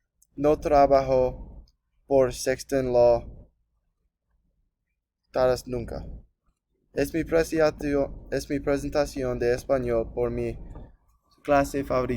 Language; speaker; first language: Spanish; non-native, learner; English